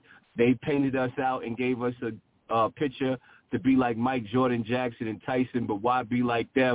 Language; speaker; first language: English; native; English